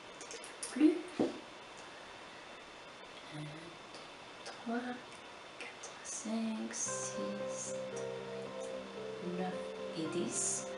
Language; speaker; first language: French; non-native, fluent; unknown